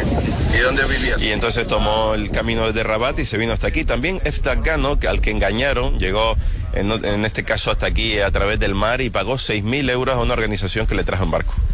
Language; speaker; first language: Spanish; native; Spanish